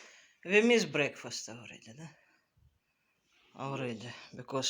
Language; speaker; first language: English; non-native, learner; Russian